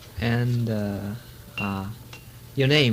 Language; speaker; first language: English; non-native, learner; Japanese